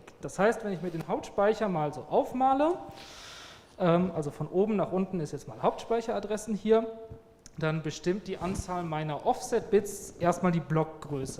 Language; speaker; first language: German; native; German